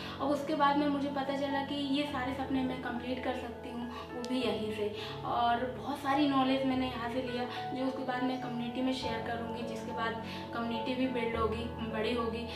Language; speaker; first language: Hindi; native; Hindi